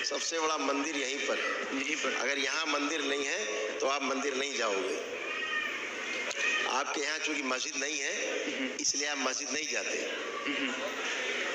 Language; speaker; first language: Hindi; native; Hindi